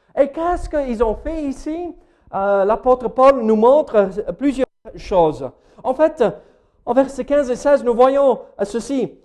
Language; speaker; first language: French; non-native, fluent; English